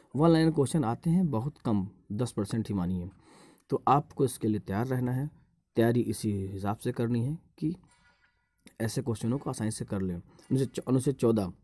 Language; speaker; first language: Hindi; native; Hindi